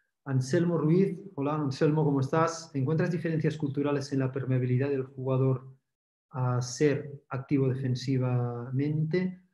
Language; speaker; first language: Spanish; native; Spanish